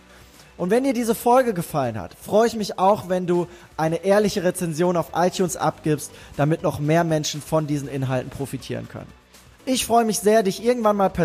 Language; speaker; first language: German; native; German